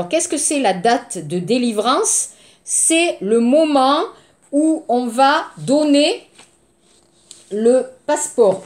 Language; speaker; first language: French; native; French